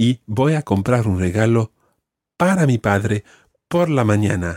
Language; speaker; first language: Spanish; non-native, fluent; English